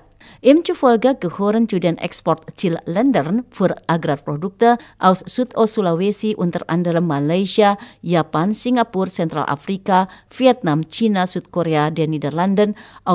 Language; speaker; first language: German; non-native, fluent; Indonesian